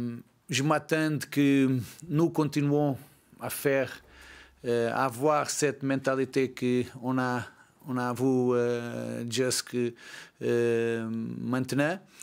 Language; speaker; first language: French; non-native, learner; Portuguese